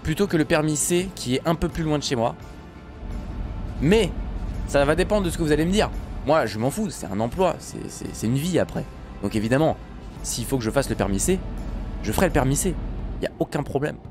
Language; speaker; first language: French; native; French